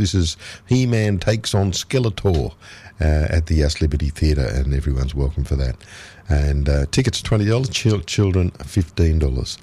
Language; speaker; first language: English; native; English